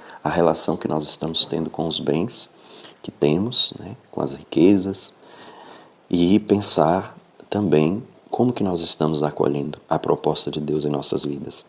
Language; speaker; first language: Portuguese; native; Portuguese